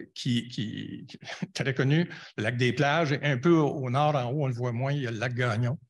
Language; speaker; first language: French; native; French